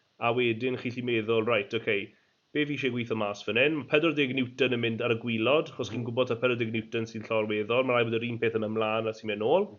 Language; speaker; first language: Welsh; native; Welsh